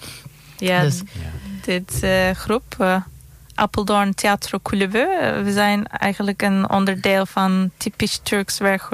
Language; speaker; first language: Dutch; non-native, learner; Turkish